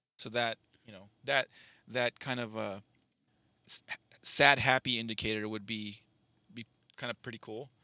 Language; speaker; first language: English; native; English